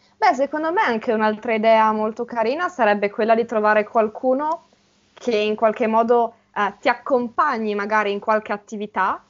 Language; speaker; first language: Italian; native; Italian